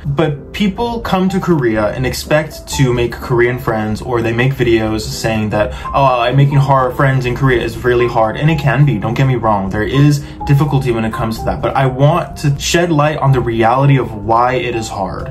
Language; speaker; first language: English; native; English